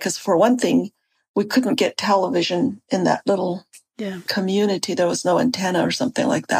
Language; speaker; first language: English; early bilingual, other home language; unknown